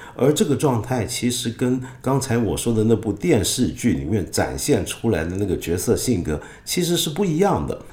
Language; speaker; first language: Chinese; non-native, local second language; Cantonese